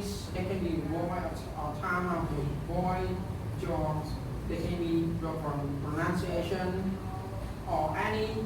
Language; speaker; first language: English; non-native, learner; Khmer